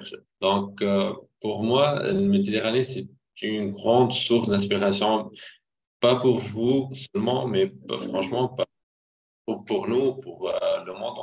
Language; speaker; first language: French; non-native, fluent; Arabic